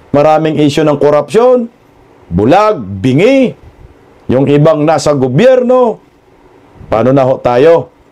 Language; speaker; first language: Filipino; non-native, local second language; Cebuano